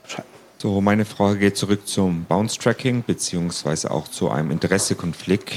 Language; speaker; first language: German; native; German